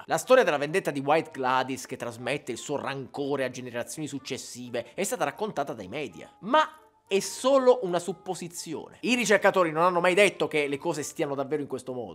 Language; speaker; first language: Italian; native; Italian